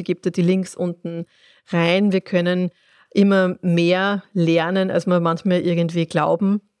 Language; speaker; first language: German; native; German